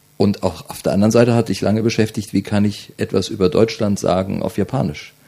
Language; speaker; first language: German; native; German